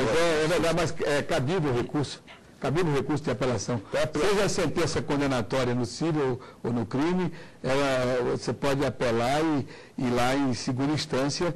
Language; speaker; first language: Portuguese; native; Portuguese